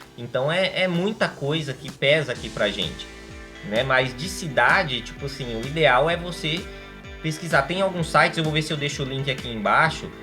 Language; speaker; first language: Portuguese; native; Portuguese